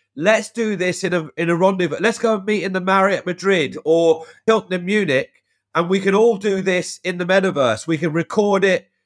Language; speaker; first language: English; native; English